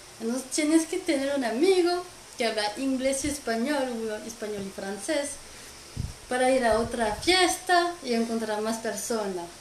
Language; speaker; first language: Spanish; non-native, learner; French